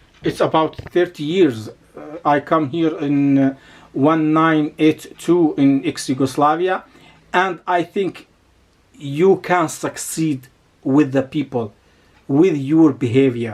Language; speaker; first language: English; non-native, learner; Arabic